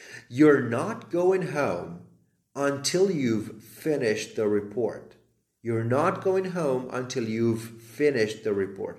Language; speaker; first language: English; non-native, fluent; Slovak